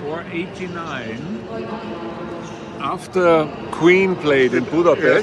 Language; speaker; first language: English; non-native, fluent; German